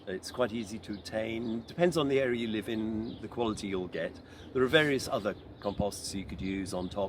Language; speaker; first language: English; native; English